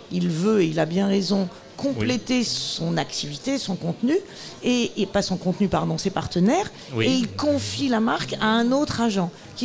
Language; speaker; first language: French; native; French